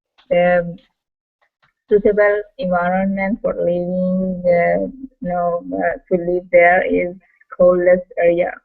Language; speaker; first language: English; non-native, learner; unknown